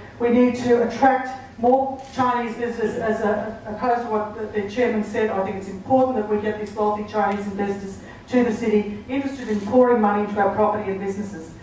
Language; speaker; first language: English; native; English